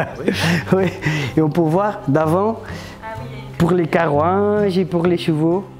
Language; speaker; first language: French; non-native, fluent; Portuguese